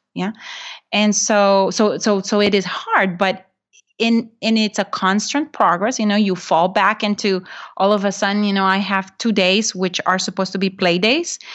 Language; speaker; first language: English; non-native, fluent; Spanish